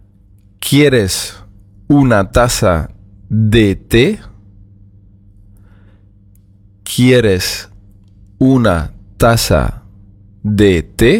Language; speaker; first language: Spanish; non-native, fluent; German